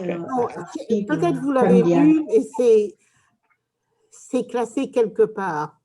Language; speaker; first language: French; early bilingual, heritage; English